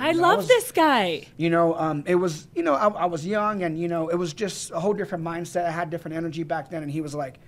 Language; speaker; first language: English; native; English